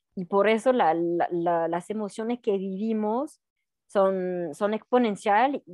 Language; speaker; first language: Spanish; non-native, fluent; French